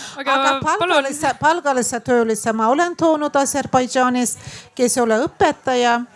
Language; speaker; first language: Estonian; non-native, fluent; Azerbaijani